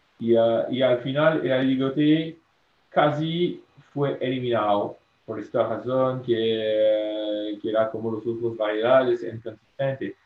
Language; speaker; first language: Spanish; non-native, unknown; French